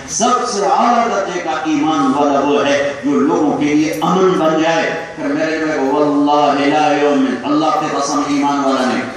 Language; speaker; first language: Urdu; non-native, local second language; Punjabi